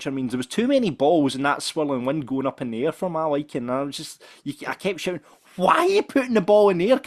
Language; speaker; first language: English; native; English